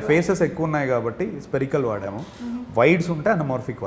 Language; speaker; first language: Telugu; native; Telugu